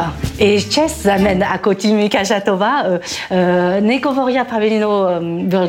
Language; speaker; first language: Bulgarian; non-native, learner; French